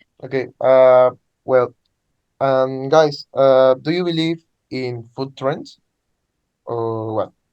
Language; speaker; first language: English; non-native, learner; Spanish